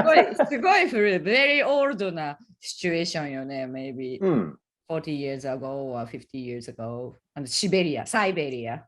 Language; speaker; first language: Japanese; native; Japanese